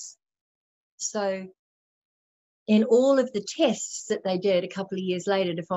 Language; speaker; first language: English; native; English